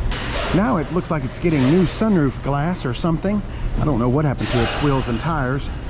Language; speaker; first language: English; native; English